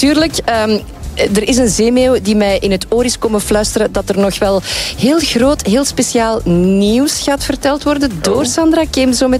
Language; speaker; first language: Dutch; native; Dutch